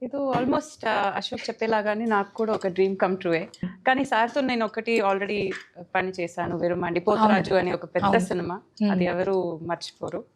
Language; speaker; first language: Telugu; non-native, fluent; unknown